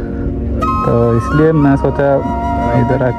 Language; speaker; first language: Hindi; non-native, learner; Bangla